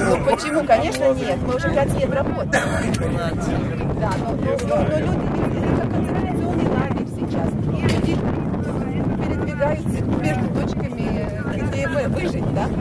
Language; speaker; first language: Russian; non-native, local second language; Latvian